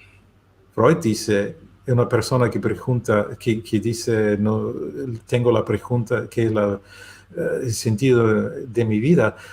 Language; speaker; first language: Spanish; non-native, learner; German